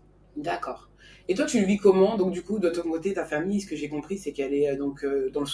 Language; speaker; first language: French; native; French